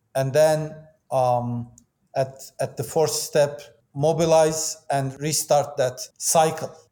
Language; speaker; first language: English; non-native, fluent; Turkish